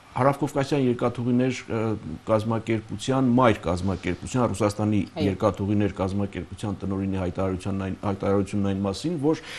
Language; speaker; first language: Armenian; native; Armenian